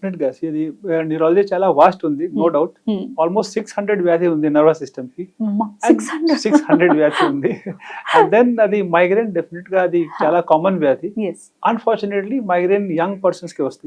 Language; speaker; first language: Telugu; non-native, fluent; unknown